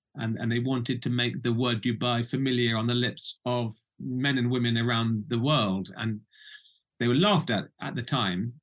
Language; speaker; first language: English; native; English